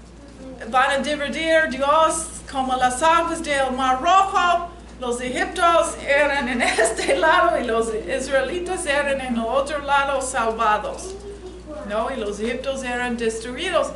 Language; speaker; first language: Spanish; non-native, fluent; English